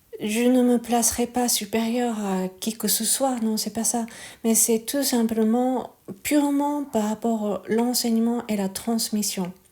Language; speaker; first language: French; non-native, fluent; Japanese